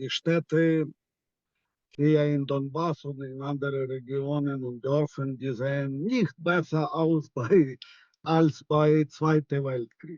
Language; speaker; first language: German; non-native, fluent; Ukrainian